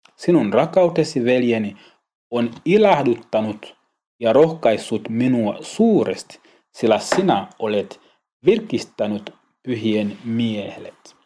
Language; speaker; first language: Finnish; non-native, learner; Swahili